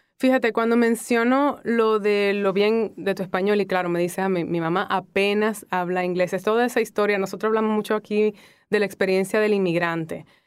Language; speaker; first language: Spanish; native; Spanish